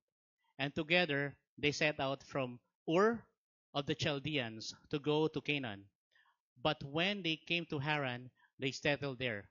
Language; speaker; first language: English; non-native, local second language; Filipino